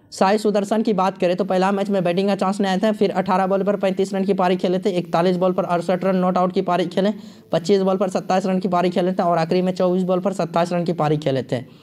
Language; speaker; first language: Hindi; native; Hindi